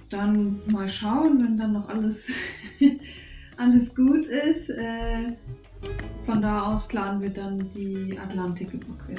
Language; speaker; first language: German; native; German